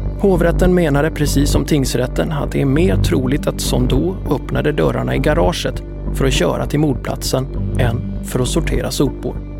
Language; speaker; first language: Swedish; native; Swedish